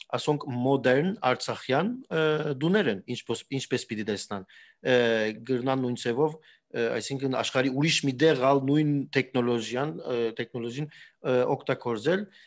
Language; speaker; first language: Armenian; early bilingual, heritage; Armenian